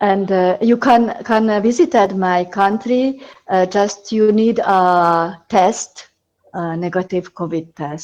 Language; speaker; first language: English; non-native, learner; Hungarian